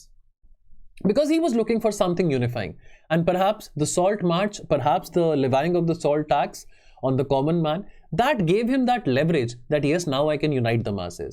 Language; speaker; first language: English; non-native, local second language; Hindi